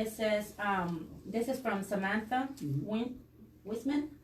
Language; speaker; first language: English; native; English